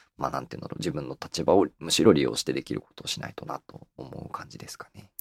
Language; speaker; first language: Japanese; native; Japanese